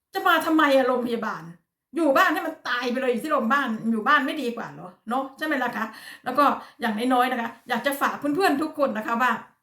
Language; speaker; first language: Thai; native; Thai